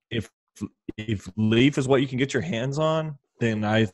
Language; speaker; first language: English; native; English